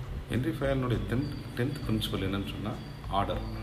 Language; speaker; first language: English; non-native, local second language; Tamil